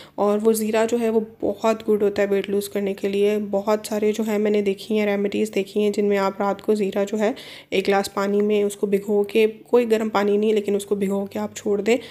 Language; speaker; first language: Hindi; native; Hindi